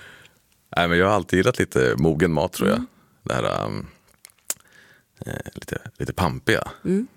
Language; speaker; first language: Swedish; native; Swedish